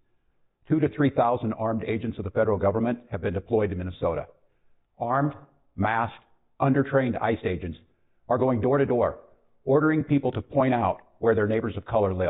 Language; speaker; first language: English; native; English